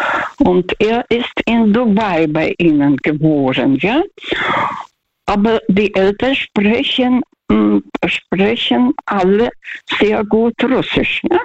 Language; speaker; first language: German; non-native, fluent; Russian